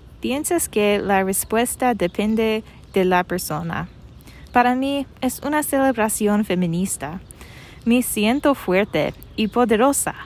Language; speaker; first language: Spanish; non-native, learner; English